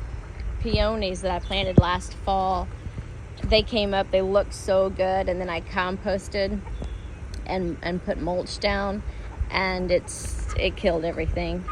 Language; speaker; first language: English; native; English